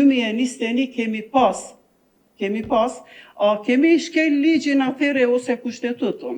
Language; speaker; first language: Albanian; non-native, local second language; Turkish